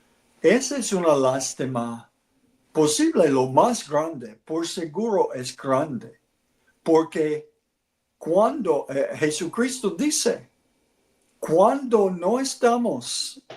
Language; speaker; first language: Spanish; non-native, learner; English